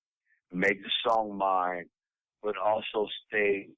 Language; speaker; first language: English; native; English